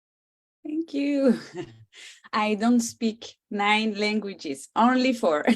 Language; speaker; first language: English; non-native, learner; French